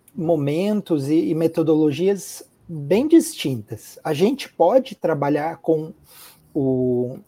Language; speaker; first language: Portuguese; native; Portuguese